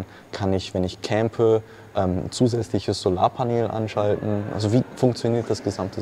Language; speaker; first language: German; native; German